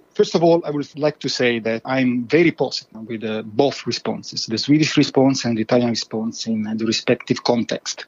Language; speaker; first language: English; non-native, fluent; Italian